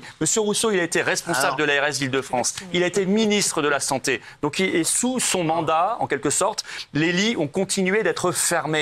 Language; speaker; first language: French; native; French